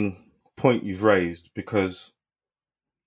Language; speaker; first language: English; native; English